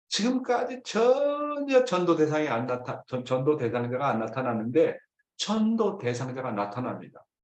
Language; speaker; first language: Korean; native; Korean